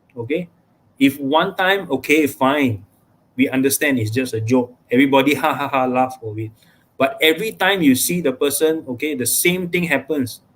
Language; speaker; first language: English; non-native, local second language; Malay